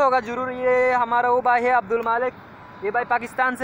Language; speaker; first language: Hindi; non-native, learner; Bangla